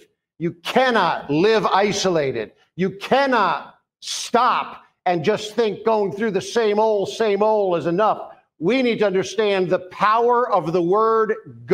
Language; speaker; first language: English; native; English